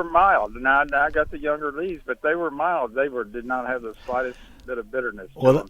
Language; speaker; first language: English; native; English